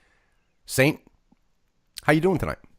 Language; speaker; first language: English; native; English